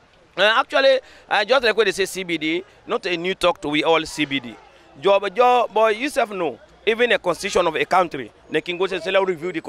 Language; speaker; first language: English; non-native, local second language; Krio